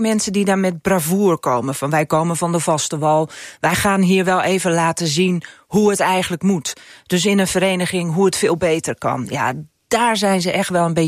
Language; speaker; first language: Dutch; non-native, local second language; Western Frisian